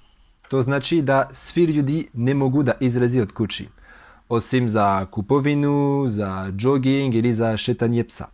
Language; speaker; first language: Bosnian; non-native, learner; French